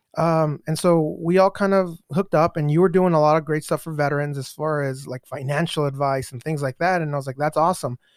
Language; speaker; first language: English; early bilingual, other home language; Spanish